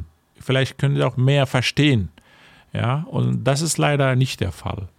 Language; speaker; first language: German; non-native, fluent; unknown